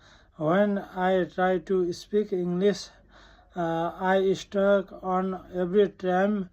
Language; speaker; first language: English; non-native, learner; Nepali